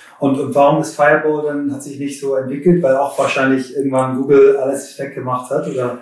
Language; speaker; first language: German; native; German